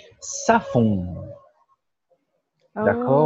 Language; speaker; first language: French; non-native, fluent; Portuguese